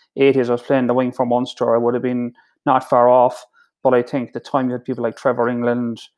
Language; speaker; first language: English; native; English